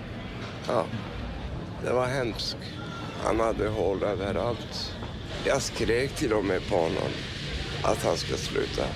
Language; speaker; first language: Swedish; non-native, fluent; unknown